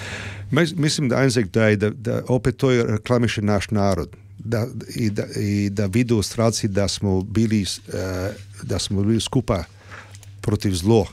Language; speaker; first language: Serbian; early bilingual, heritage; Serbian